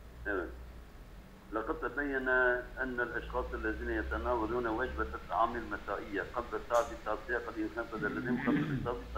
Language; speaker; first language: Arabic; non-native, fluent; Turkish